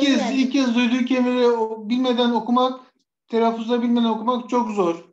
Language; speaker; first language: Turkish; native; Turkish